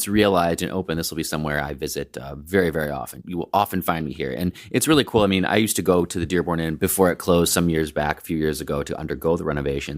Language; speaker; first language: English; native; English